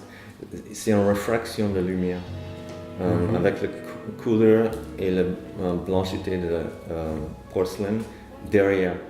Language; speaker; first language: French; non-native, fluent; English